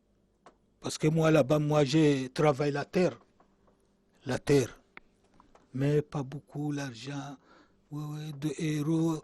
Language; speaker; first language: French; non-native, learner; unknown